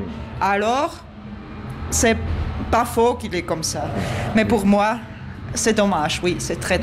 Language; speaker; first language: French; non-native, learner; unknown